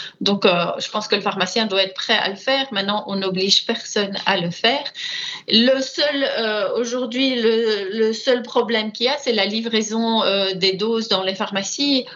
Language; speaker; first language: French; native; French